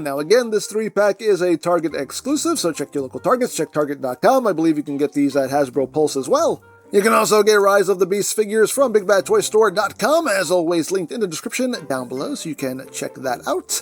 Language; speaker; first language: English; native; English